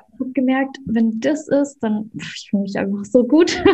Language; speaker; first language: German; early bilingual, other home language; Russian